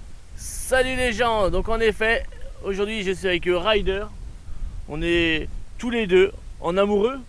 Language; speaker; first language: French; native; French